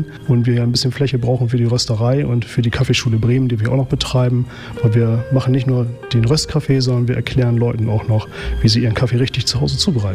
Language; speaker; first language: German; native; German